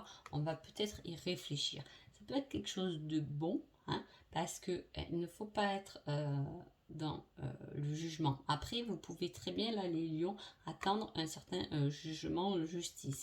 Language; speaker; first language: French; native; French